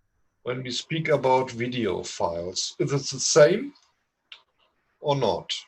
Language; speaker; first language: English; non-native, fluent; German